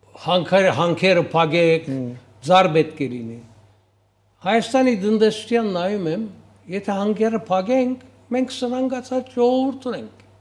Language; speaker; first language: Armenian; early bilingual, heritage; Armenian